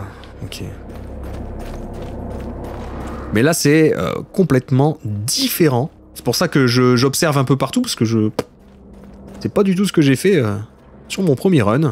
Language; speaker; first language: French; native; French